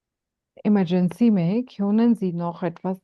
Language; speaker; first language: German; non-native, fluent; Hindi